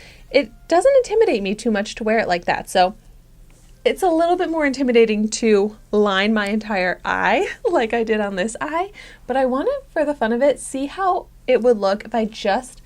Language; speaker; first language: English; native; English